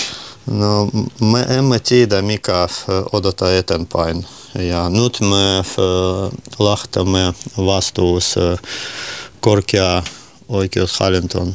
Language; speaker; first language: Finnish; non-native, learner; Russian